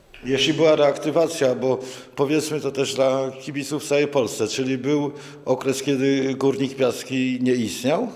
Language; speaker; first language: Polish; native; Polish